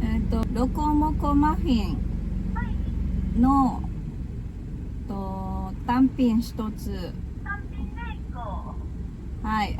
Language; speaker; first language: Japanese; non-native, fluent; Filipino